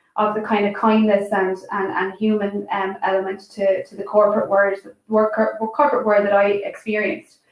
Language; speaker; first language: English; native; English